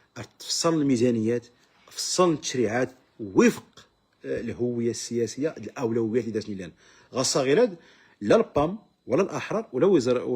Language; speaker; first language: Arabic; non-native, local second language; Berber languages